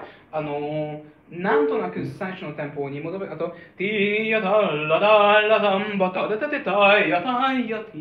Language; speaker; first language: Japanese; non-native, fluent; Hungarian